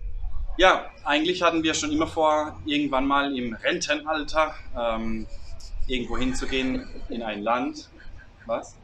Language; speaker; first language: German; native; German